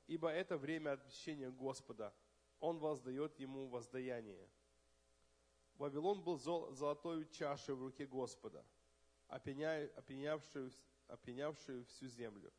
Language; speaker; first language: Russian; native; Russian